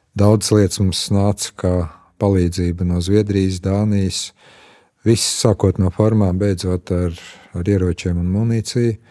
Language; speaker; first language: Latvian; native; Latvian